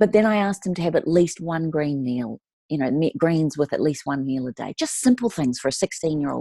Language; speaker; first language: English; native; English